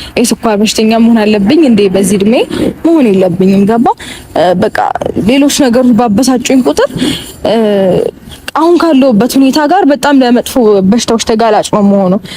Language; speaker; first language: Amharic; native; Amharic